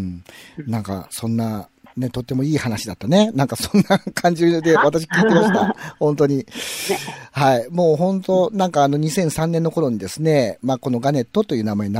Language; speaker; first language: Japanese; native; Japanese